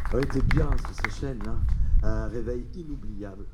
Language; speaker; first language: French; native; French